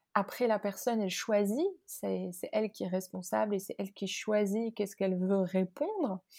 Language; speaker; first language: French; non-native, local second language; Arabic